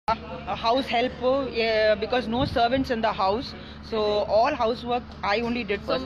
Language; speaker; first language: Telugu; non-native, learner; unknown